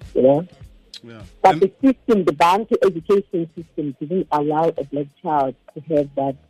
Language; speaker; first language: English; non-native, local second language; Xhosa